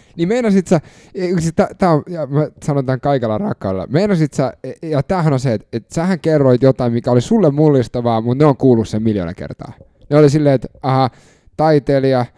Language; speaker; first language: Finnish; native; Finnish